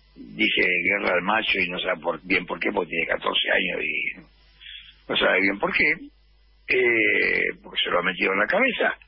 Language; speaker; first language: Spanish; native; Spanish